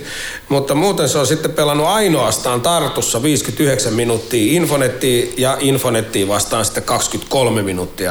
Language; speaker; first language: Finnish; native; Finnish